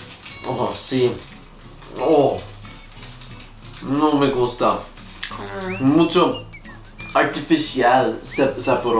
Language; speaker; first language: Spanish; non-native, learner; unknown